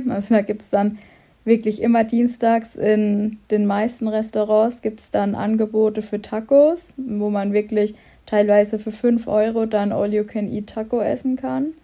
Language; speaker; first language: German; native; German